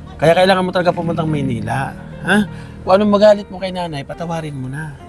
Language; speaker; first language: Filipino; non-native, local second language; Cebuano